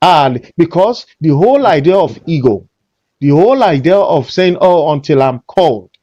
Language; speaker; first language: English; non-native, local second language; Yoruba